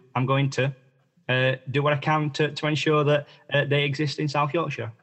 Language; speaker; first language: English; native; English